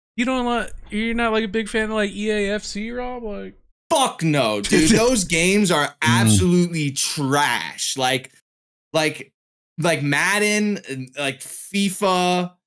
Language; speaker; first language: English; native; English